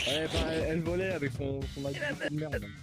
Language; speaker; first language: French; native; French